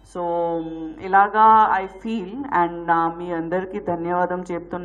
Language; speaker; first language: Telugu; non-native, learner; Gujarati